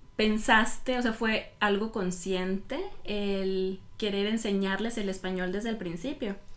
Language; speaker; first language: Spanish; native; Spanish